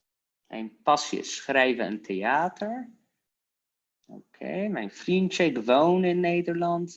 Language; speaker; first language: Dutch; non-native, fluent; Polish